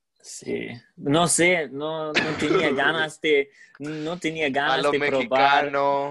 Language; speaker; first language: Spanish; non-native, learner; German